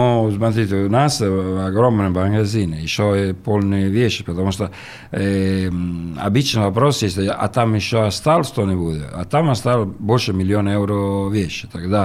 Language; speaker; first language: Russian; non-native, learner; Italian